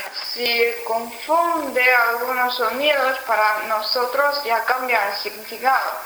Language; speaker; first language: Spanish; non-native, learner; Chinese